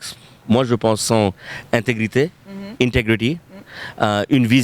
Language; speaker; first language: French; non-native, fluent; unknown